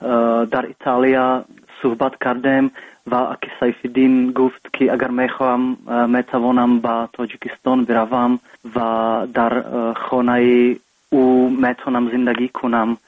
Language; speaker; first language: Persian; non-native, fluent; Czech